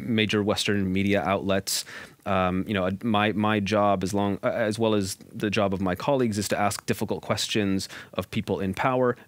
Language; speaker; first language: English; native; English